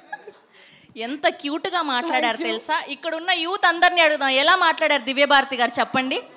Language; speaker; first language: Telugu; native; Telugu